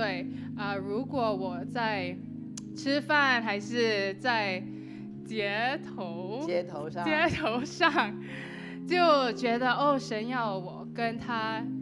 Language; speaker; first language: Chinese; non-native, learner; English